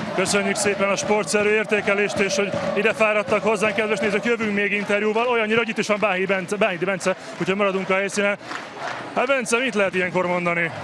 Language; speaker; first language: Hungarian; native; Hungarian